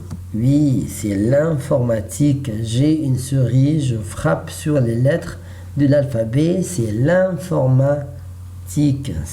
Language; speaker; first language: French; non-native, learner; Arabic